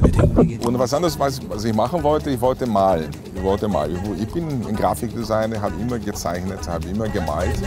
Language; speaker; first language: German; non-native, fluent; Portuguese